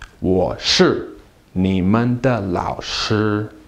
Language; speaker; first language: Chinese; non-native, fluent; English